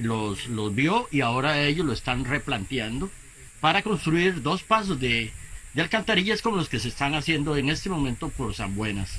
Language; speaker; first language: Spanish; native; Spanish